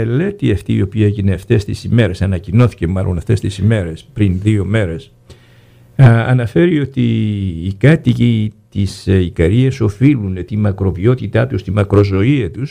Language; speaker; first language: Greek; native; Greek